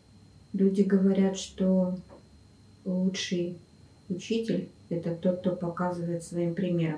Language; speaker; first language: Russian; native; Russian